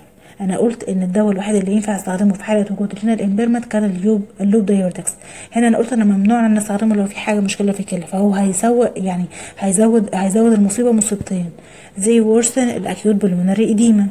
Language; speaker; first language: Arabic; native; Arabic